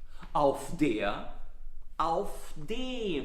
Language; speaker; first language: German; non-native, fluent; Italian